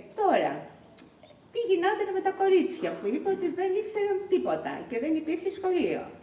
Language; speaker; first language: Greek; native; Greek